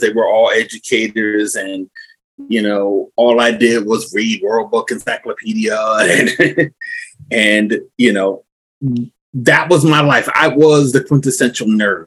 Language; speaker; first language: English; native; English